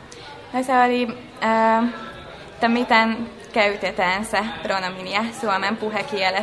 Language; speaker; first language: Finnish; non-native, fluent; Hungarian